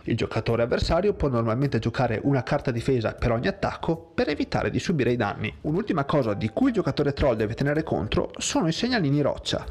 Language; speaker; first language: Italian; native; Italian